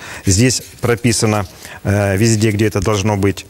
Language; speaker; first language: Russian; native; Russian